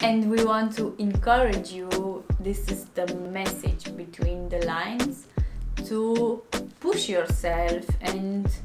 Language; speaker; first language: English; non-native, learner; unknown